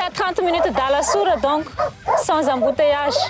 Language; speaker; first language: French; non-native, local second language; Malagasy